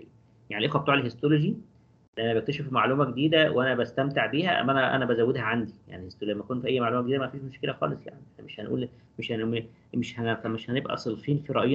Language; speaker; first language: Arabic; native; Arabic